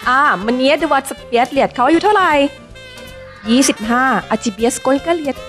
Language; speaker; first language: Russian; non-native, learner; Thai